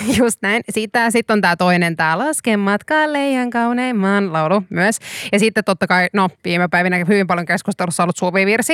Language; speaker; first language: Finnish; native; Finnish